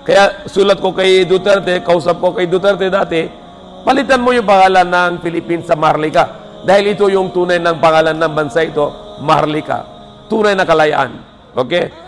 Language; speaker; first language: Filipino; non-native, fluent; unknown